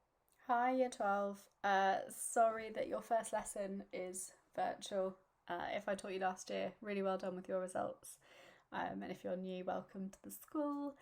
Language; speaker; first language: English; native; English